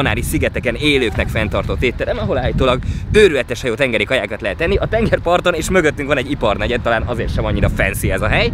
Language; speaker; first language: Hungarian; native; Hungarian